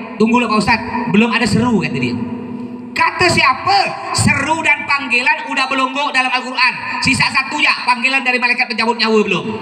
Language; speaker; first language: Malay; native; Malay